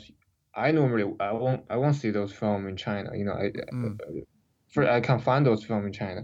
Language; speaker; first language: English; non-native, fluent; Chinese